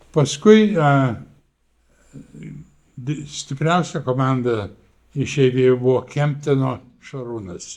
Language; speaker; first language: Lithuanian; native; Lithuanian